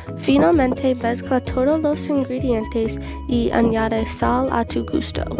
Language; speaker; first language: Spanish; non-native, learner; English